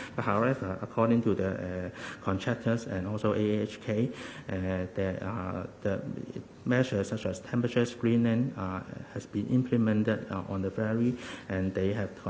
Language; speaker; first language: English; non-native, local second language; Cantonese